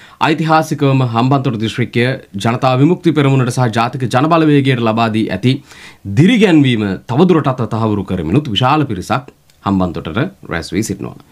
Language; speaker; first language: Sinhala; native; Sinhala